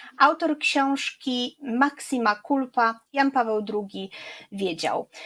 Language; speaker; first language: Polish; native; Polish